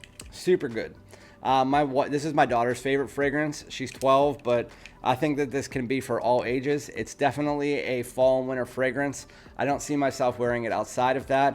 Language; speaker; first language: English; native; English